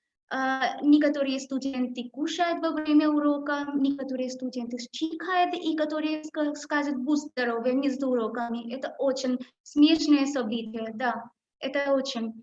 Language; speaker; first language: Russian; non-native, learner; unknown